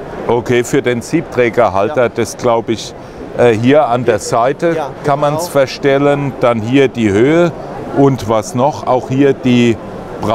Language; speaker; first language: German; native; German